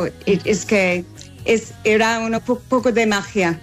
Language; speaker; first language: Spanish; non-native, learner; English